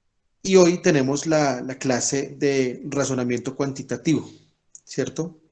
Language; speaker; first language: Spanish; native; Spanish